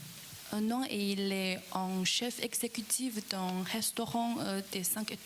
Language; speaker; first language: French; non-native, learner; Chinese